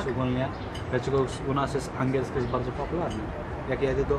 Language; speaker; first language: Polish; non-native, learner; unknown